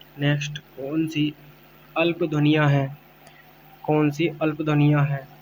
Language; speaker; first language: Hindi; native; Hindi